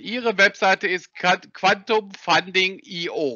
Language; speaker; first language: German; native; German